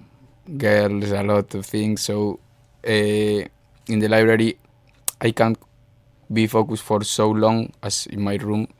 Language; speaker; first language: English; non-native, fluent; Spanish